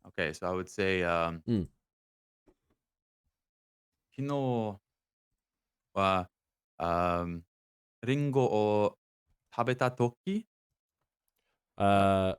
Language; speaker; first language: Japanese; non-native, learner; English